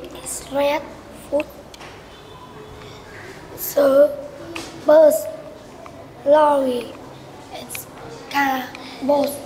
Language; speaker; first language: English; non-native, learner; Vietnamese